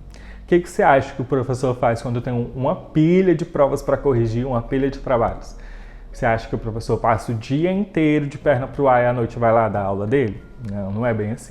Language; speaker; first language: Portuguese; native; Portuguese